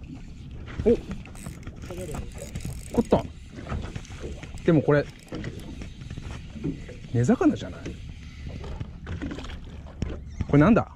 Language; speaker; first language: Japanese; native; Japanese